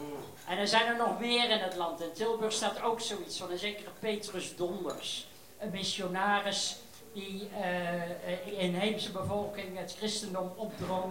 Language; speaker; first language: Dutch; native; Dutch